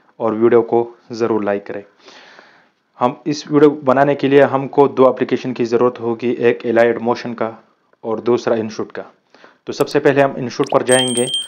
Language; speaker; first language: Urdu; non-native, local second language; Pashto